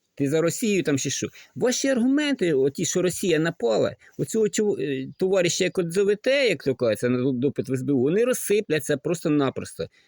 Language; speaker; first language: Ukrainian; non-native, local second language; Russian